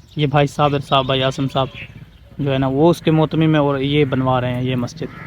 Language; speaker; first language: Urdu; non-native, local second language; Saraiki